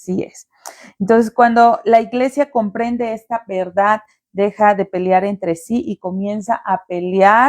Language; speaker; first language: Spanish; native; Spanish